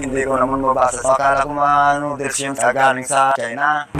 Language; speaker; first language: Filipino; non-native, local second language; Iloko